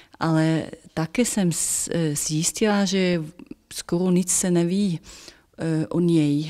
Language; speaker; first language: Czech; non-native, fluent; German